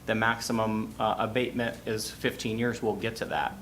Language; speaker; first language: English; native; English